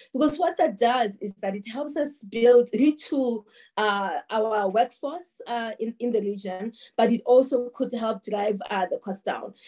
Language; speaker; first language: English; non-native, local second language; Tsonga